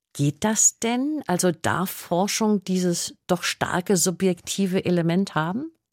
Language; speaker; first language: German; native; German